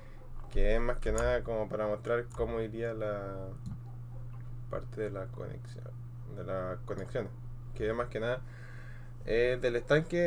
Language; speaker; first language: Spanish; native; Spanish